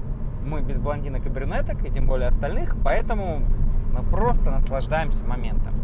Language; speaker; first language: Russian; native; Russian